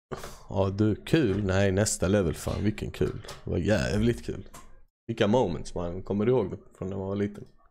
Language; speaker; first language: Swedish; native; Swedish